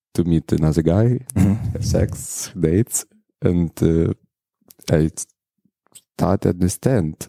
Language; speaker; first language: English; non-native, learner; Ukrainian